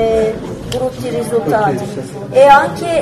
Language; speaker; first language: Italian; non-native, fluent; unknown